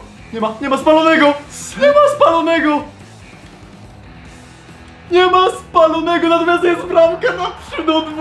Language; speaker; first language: Polish; native; Polish